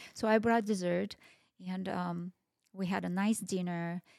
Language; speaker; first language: English; non-native, fluent; Russian